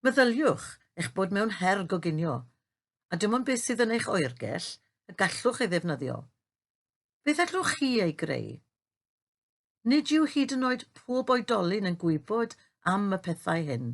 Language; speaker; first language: Welsh; native; Welsh